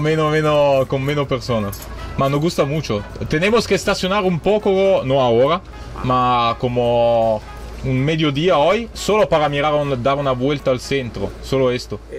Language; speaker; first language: Spanish; non-native, learner; Italian